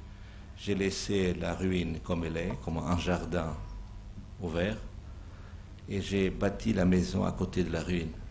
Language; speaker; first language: French; non-native, fluent; Portuguese